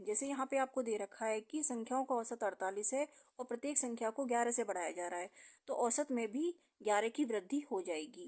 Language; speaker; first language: Hindi; native; Hindi